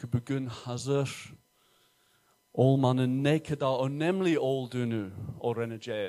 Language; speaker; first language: Turkish; non-native, fluent; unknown